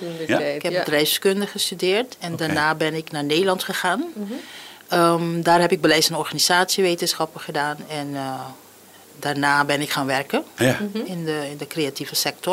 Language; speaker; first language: Dutch; non-native, local second language; Papiamento